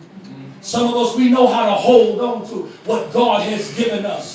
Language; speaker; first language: English; native; English